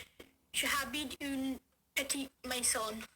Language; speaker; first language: French; non-native, learner; English